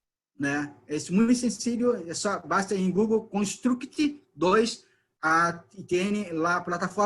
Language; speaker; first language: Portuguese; non-native, learner; Spanish